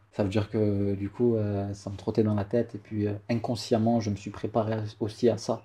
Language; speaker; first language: French; native; French